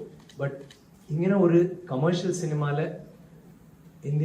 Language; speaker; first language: Malayalam; non-native, learner; Tamil